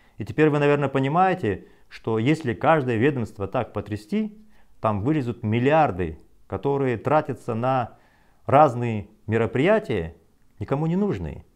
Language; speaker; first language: Russian; non-native, local second language; Kazakh